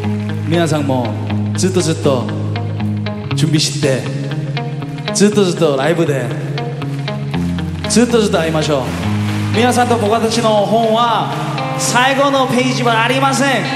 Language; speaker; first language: Japanese; non-native, fluent; Korean